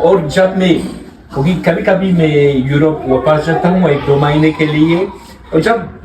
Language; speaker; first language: Hindi; non-native, learner; French